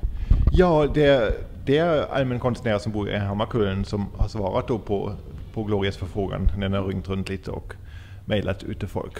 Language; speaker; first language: Swedish; native; Swedish